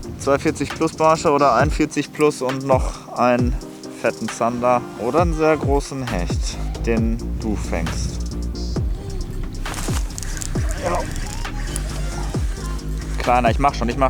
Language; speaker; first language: German; native; German